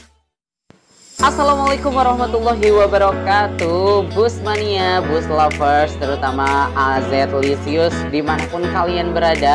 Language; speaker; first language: Indonesian; native; Indonesian